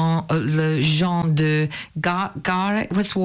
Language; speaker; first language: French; non-native, learner; English